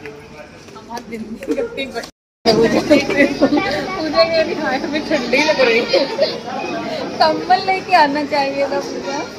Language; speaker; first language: Hindi; native; Hindi